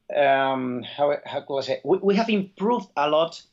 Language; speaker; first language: English; early bilingual, other home language; Basque